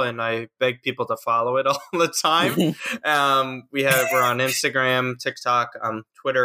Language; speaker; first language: English; native; English